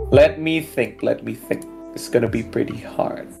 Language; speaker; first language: English; early bilingual, other home language; Indonesian